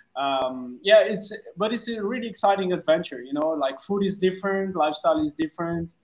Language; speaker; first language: English; non-native, fluent; French